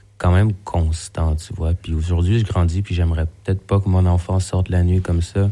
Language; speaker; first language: French; native; French